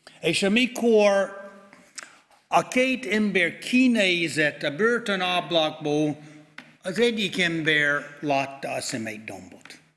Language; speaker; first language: Hungarian; non-native, fluent; English